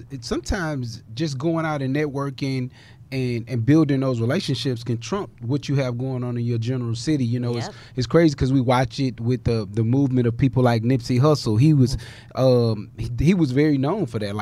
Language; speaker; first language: English; native; English